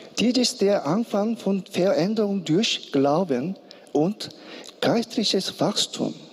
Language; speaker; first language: German; non-native, learner; Korean